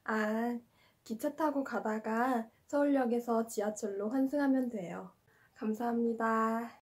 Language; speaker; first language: Korean; non-native, fluent; Chinese